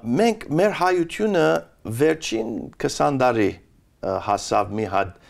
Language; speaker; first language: Armenian; early bilingual, heritage; Armenian